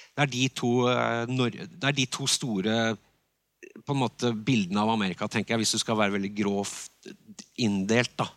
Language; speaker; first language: Norwegian; native; Norwegian